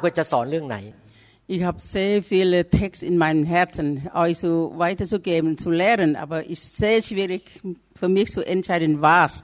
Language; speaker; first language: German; non-native, learner; Thai